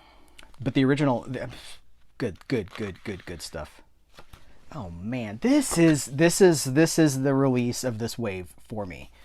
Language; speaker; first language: English; native; English